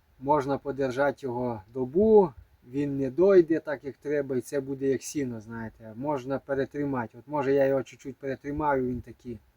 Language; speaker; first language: Ukrainian; native; Ukrainian